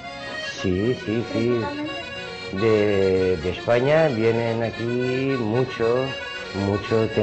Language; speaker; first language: Spanish; non-native, learner; Portuguese